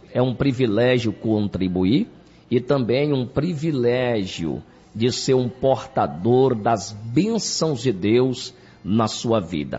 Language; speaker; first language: Portuguese; native; Portuguese